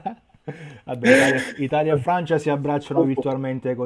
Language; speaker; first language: Italian; native; Italian